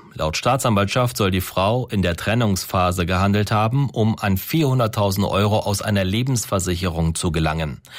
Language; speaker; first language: German; native; German